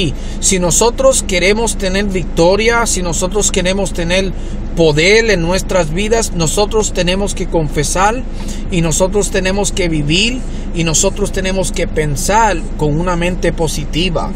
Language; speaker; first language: Spanish; early bilingual, heritage; Spanish